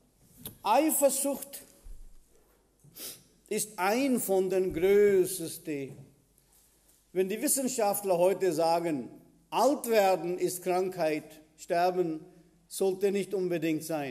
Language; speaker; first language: German; non-native, fluent; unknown